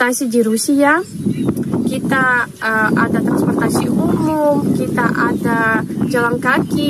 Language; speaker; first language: Indonesian; non-native, fluent; Russian